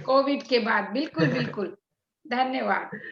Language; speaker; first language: Hindi; native; Hindi